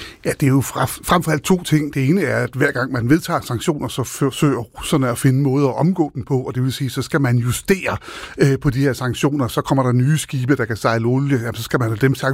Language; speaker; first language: Danish; native; Danish